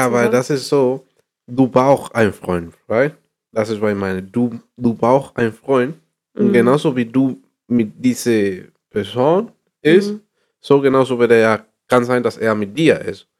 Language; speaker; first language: German; non-native, learner; Spanish